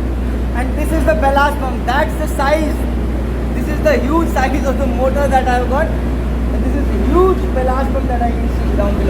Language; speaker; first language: English; non-native, local second language; Hindi